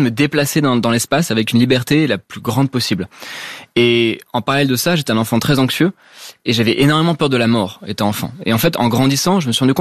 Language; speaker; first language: French; native; French